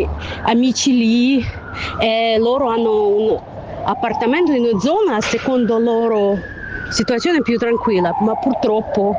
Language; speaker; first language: Italian; non-native, fluent; Ukrainian